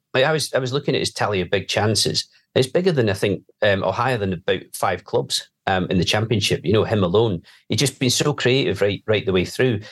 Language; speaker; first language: English; native; English